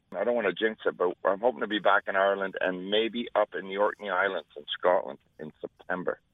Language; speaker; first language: English; native; English